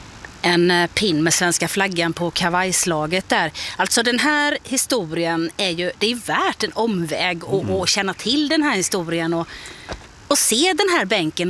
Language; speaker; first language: Swedish; native; Swedish